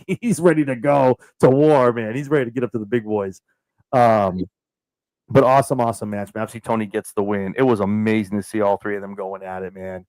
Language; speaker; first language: English; native; English